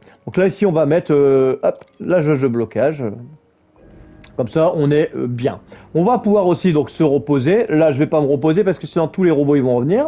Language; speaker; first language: French; native; French